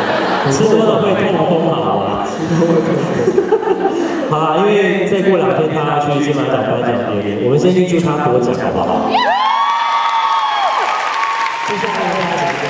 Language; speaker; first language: Chinese; native; Chinese